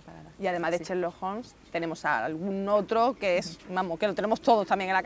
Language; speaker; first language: Spanish; native; Spanish